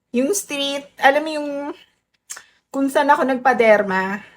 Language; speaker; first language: Filipino; native; Filipino